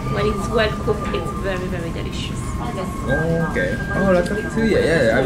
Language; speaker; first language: English; non-native, learner; French